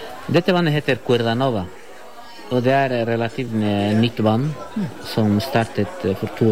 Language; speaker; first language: Norwegian; non-native, fluent; Spanish